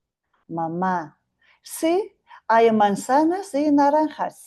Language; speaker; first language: Spanish; non-native, learner; Mongolian